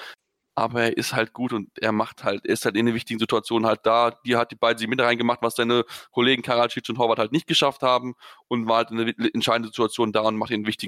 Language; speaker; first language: German; native; German